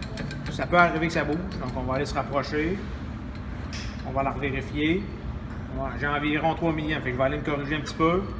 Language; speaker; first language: French; native; French